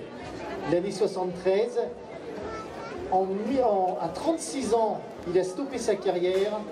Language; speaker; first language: French; native; French